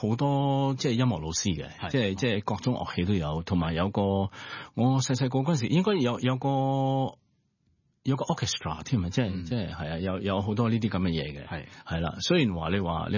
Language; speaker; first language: Cantonese; early bilingual, heritage; Cantonese